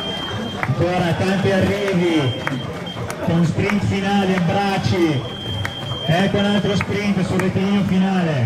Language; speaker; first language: Italian; native; Italian